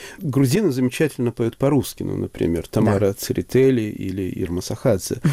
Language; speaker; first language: Russian; native; Russian